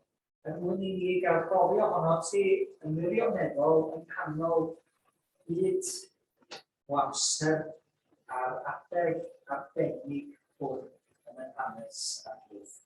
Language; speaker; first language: Welsh; native; Welsh